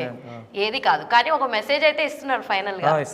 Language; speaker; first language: Telugu; native; Telugu